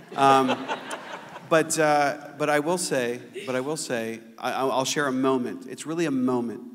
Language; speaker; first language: English; native; English